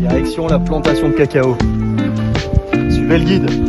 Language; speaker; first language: French; native; French